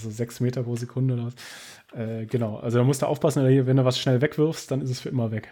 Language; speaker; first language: German; native; German